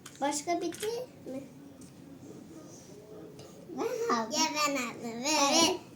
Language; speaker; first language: Turkish; early bilingual, heritage; Turkish